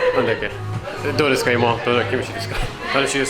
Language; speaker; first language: Japanese; non-native, learner; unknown